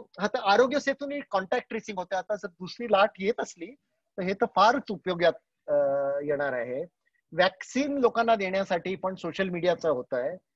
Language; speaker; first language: Marathi; non-native, local second language; Gujarati